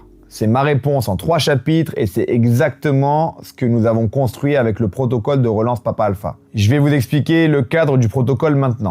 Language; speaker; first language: French; native; French